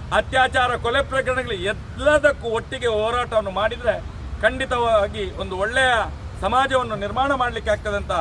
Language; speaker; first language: Kannada; non-native, local second language; Tulu